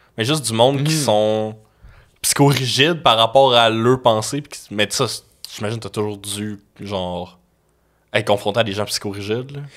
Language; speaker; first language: French; native; French